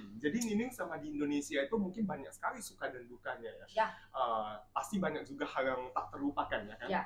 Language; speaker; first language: Indonesian; native; Indonesian